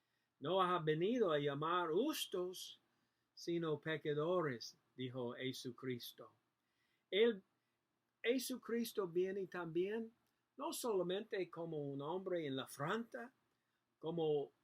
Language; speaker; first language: Spanish; non-native, learner; English